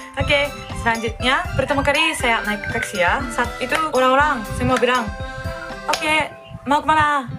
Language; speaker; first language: Indonesian; non-native, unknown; Japanese